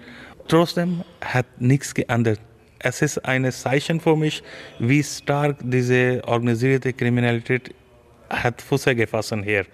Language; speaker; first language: German; non-native, learner; Urdu